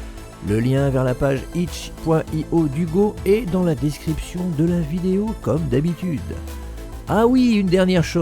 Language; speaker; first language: French; native; French